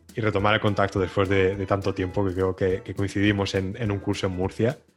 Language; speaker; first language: Spanish; native; Spanish